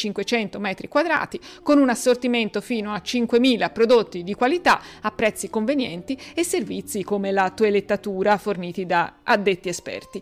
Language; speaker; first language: Italian; native; Italian